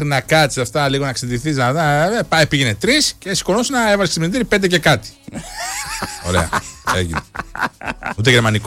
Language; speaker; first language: Greek; native; Greek